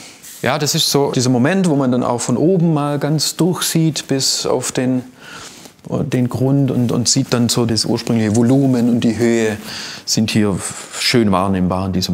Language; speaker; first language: German; native; German